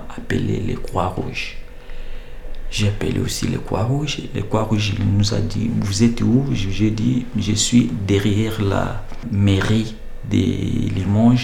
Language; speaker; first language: French; non-native, local second language; Lingala